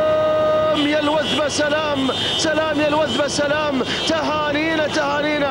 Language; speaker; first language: Arabic; native; Arabic